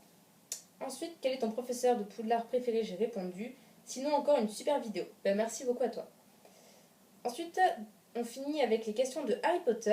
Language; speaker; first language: French; native; French